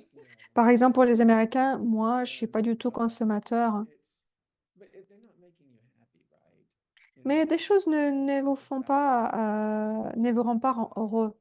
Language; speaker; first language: French; non-native, fluent; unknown